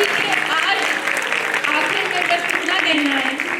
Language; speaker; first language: Hindi; native; Hindi